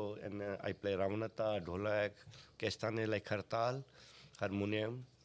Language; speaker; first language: English; non-native, learner; Hindi